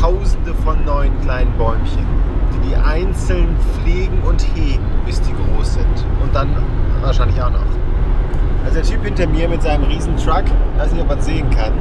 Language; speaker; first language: German; native; German